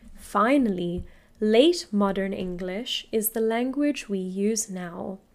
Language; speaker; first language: English; native; English